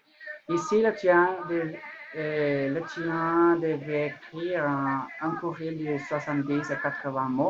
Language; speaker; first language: French; non-native, learner; Spanish